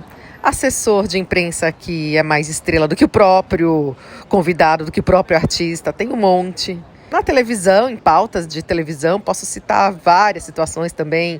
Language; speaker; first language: Portuguese; native; Portuguese